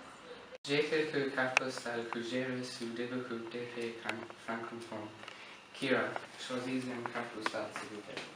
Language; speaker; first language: French; non-native, learner; English